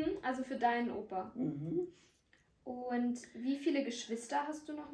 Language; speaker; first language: German; native; German